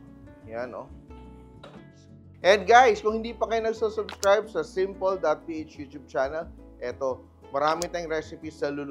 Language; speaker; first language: Filipino; native; Filipino